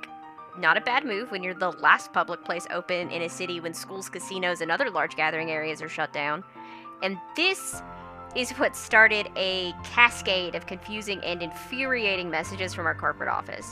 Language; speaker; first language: English; native; English